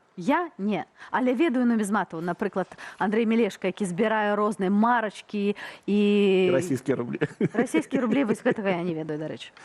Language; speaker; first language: Belarusian; native; Belarusian